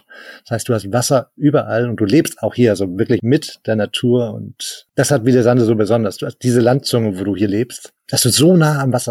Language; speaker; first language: German; native; German